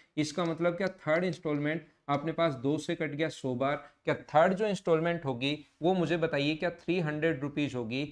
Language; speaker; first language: Hindi; native; Hindi